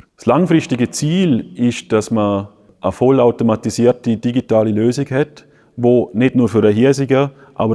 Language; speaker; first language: German; native; German